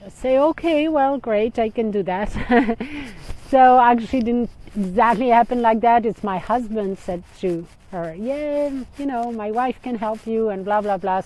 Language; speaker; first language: English; non-native, fluent; French